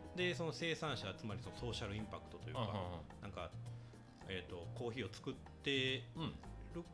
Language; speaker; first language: Japanese; native; Japanese